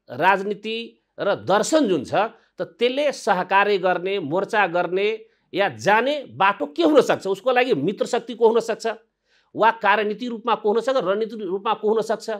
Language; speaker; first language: Nepali; non-native, local second language; Maithili